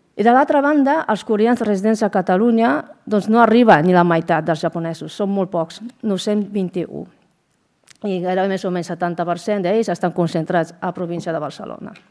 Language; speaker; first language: Catalan; non-native, fluent; Japanese